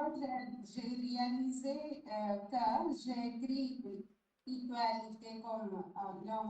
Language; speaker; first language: French; non-native, learner; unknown